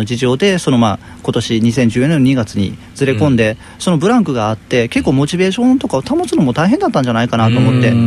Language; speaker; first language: Japanese; native; Japanese